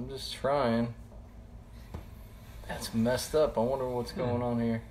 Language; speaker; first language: English; native; English